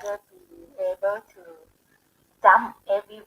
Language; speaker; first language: English; non-native, learner; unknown